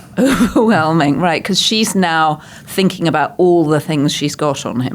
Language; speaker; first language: English; native; English